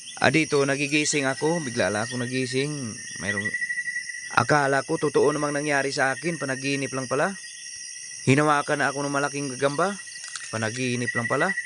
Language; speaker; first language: Filipino; non-native, local second language; Cebuano